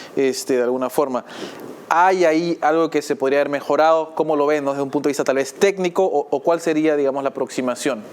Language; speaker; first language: Spanish; native; Spanish